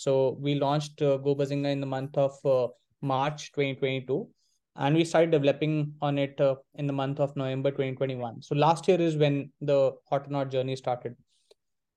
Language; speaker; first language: English; non-native, local second language; Hindi